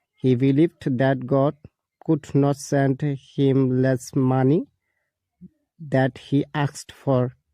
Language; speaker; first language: English; non-native, local second language; Assamese